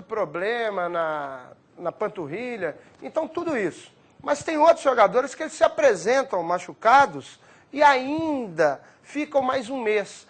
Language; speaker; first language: Portuguese; native; Portuguese